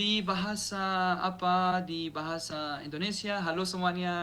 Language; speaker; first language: Indonesian; non-native, learner; Arabic